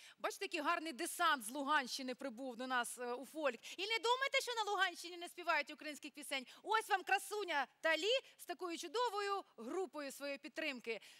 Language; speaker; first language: Ukrainian; native; Ukrainian